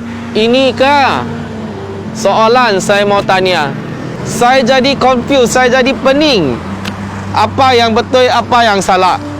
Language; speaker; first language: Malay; non-native, local second language; Chinese